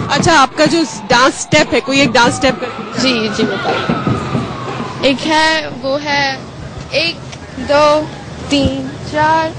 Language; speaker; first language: Hindi; non-native, local second language; Gujarati